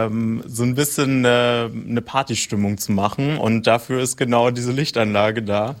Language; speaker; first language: German; native; German